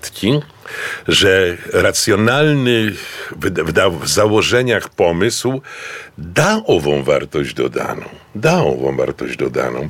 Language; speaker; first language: Polish; native; Polish